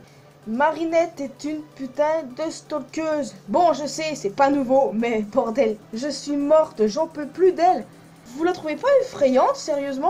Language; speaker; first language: French; native; French